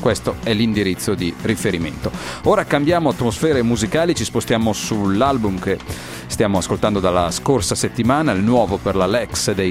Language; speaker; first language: Italian; native; Italian